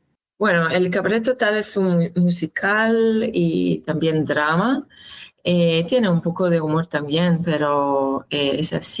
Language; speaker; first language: Spanish; non-native, learner; Hebrew